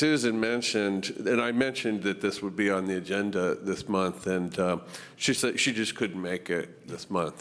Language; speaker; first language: English; native; English